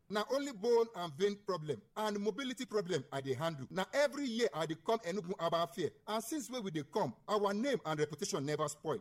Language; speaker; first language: Nigerian Pidgin; non-native, local second language; Igbo